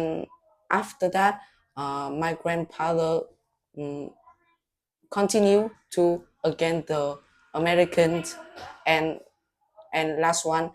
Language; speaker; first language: English; non-native, learner; Vietnamese